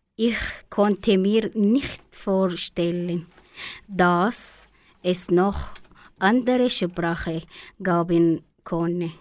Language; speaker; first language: German; non-native, learner; Arabic